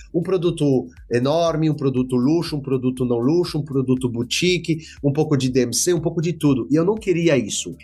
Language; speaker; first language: Portuguese; non-native, fluent; French